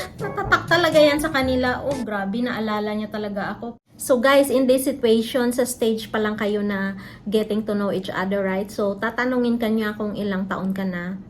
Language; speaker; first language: Filipino; non-native, local second language; Hiligaynon